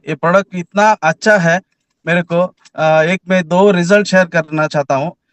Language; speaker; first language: Hindi; non-native, local second language; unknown